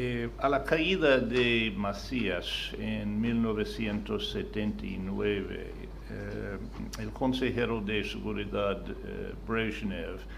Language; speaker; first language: Spanish; non-native, fluent; English